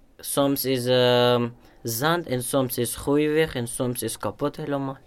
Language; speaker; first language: Dutch; non-native, learner; Urdu